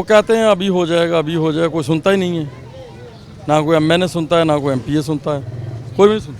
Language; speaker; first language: Hindi; non-native, local second language; Punjabi